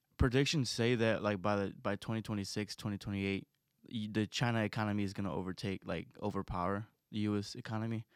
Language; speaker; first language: English; native; English